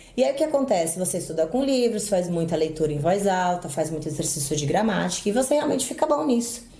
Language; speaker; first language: Portuguese; native; Portuguese